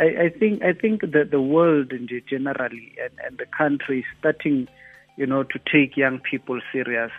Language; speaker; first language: English; non-native, local second language; Xhosa